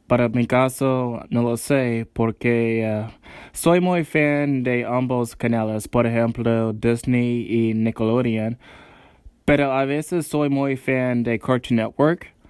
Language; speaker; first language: Spanish; non-native, learner; English